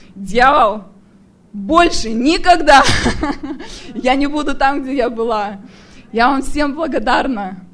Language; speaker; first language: Russian; native; Russian